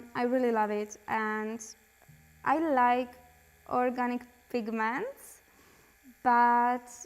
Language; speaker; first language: English; non-native, fluent; Slovak